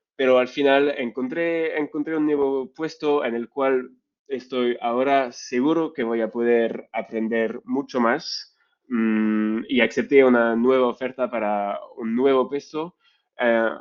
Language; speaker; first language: Spanish; non-native, fluent; French